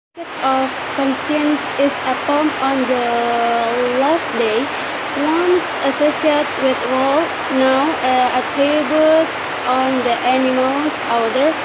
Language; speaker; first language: English; non-native, learner; Indonesian